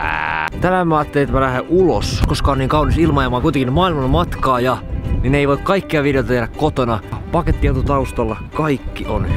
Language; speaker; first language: Finnish; native; Finnish